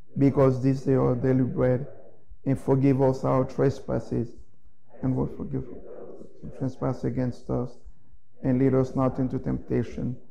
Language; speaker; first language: English; non-native, fluent; Haitian Creole